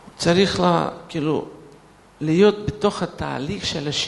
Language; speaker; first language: Hebrew; non-native, fluent; Russian